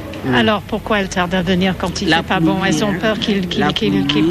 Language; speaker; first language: French; native; French